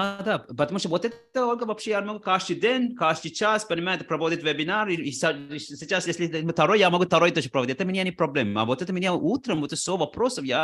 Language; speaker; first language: Russian; non-native, fluent; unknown